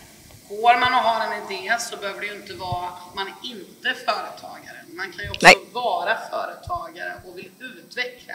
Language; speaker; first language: Swedish; native; Swedish